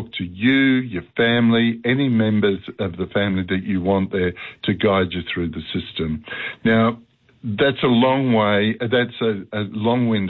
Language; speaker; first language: English; native; English